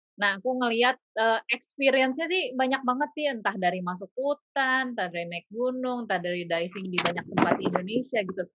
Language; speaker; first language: Indonesian; native; Indonesian